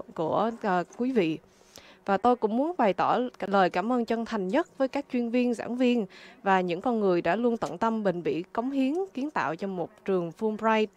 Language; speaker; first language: Vietnamese; non-native, fluent; French